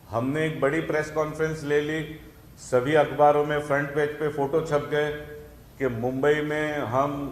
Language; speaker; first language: Hindi; non-native, local second language; Marathi